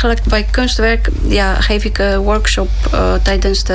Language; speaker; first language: Dutch; non-native, fluent; Polish